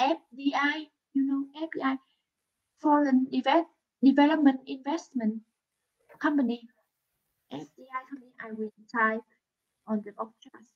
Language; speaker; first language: English; non-native, learner; Vietnamese